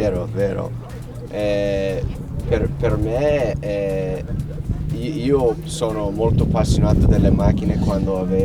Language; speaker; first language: Italian; non-native, learner; English